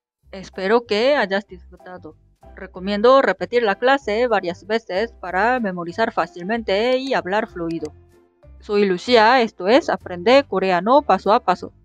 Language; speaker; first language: Spanish; non-native, fluent; Korean